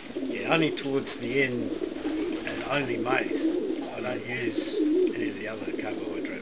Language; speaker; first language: English; native; English